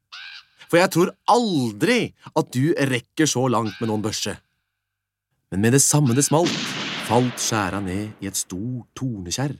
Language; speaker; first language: Norwegian; native; Norwegian